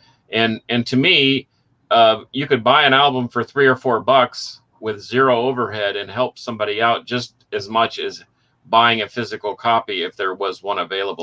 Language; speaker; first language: English; native; English